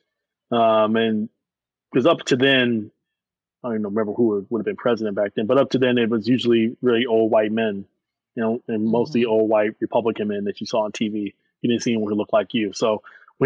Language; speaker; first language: English; native; English